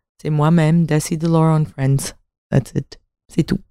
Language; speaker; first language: French; non-native, local second language; English